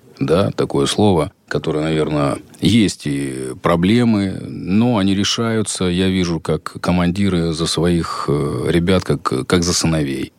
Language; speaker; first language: Russian; native; Russian